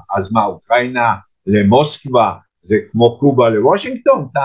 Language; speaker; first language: Hebrew; native; Hebrew